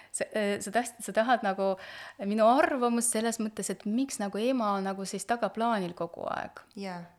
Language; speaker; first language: Estonian; non-native, local second language; Russian